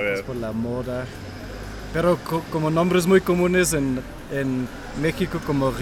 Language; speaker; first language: Spanish; non-native, fluent; German